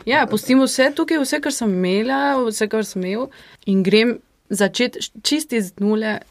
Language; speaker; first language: Slovenian; early bilingual, heritage; Slovenian